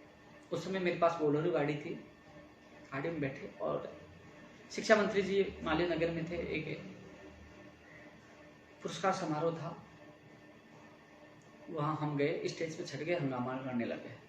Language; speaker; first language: Hindi; native; Hindi